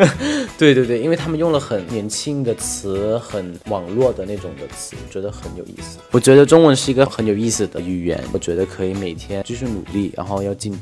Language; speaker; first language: Chinese; non-native, fluent; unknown